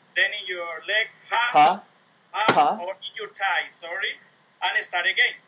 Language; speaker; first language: English; non-native, learner; Spanish